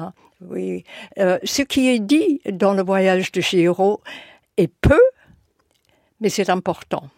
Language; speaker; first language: French; non-native, fluent; English